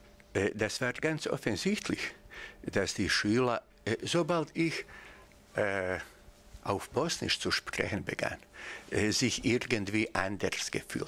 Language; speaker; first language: German; non-native, fluent; Bosnian